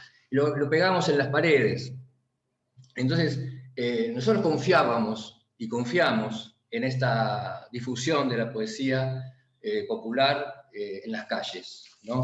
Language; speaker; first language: Spanish; native; Spanish